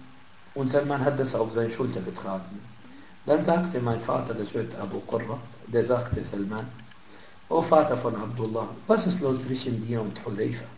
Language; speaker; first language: German; non-native, fluent; Arabic